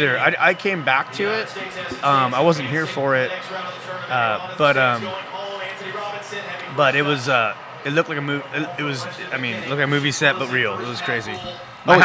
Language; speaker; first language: English; native; English